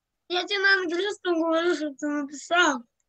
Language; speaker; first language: Russian; early bilingual, heritage; Russian